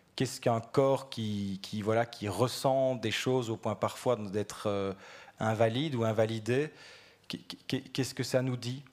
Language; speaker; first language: French; native; French